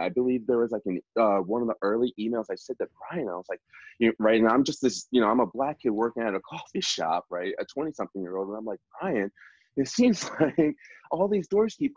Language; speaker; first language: English; native; English